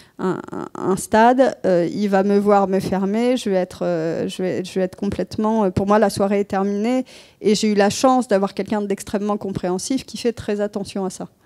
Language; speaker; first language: French; native; French